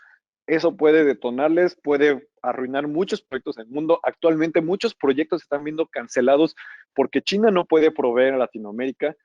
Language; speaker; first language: Spanish; native; Spanish